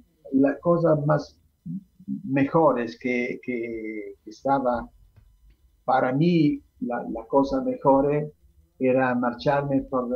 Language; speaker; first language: Spanish; non-native, fluent; Italian